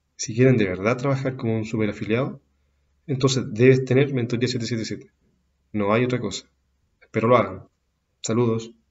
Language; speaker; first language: Spanish; native; Spanish